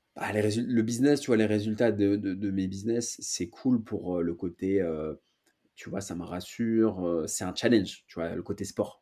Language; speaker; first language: French; native; French